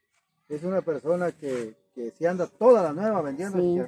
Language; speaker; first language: Spanish; native; Spanish